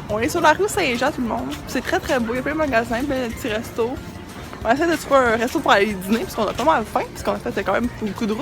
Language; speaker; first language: French; native; French